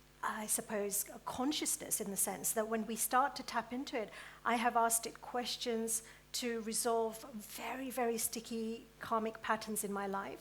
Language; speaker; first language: English; early bilingual, other home language; Gujarati